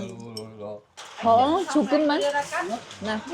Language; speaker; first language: Korean; non-native, learner; Vietnamese